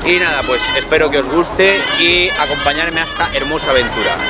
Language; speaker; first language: Spanish; native; Spanish